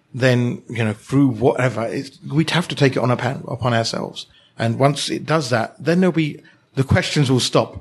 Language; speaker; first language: English; early bilingual, other home language; Hindi